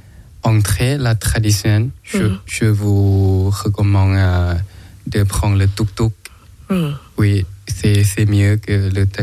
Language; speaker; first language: French; non-native, learner; Thai